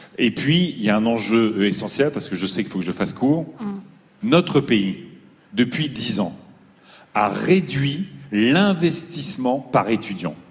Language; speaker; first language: French; native; French